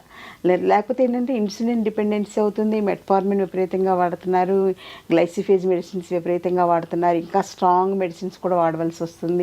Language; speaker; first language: Telugu; native; Telugu